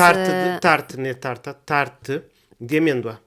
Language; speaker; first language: Polish; non-native, learner; Portuguese